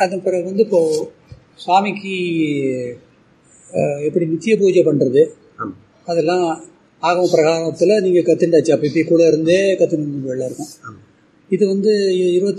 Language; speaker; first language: Tamil; native; Tamil